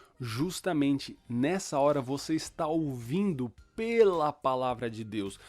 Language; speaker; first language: Portuguese; early bilingual, other home language; Spanish